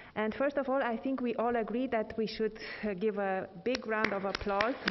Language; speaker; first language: English; non-native, fluent; Romanian